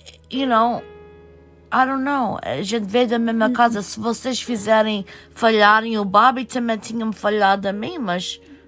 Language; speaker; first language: Portuguese; early bilingual, heritage; Portuguese